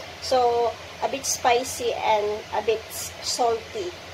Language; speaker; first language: English; non-native, local second language; Filipino